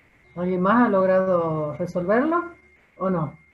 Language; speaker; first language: Spanish; native; Spanish